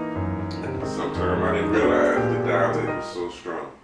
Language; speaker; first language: English; native; English